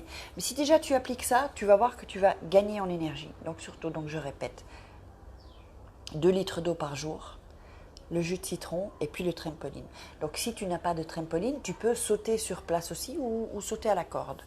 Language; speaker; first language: French; native; French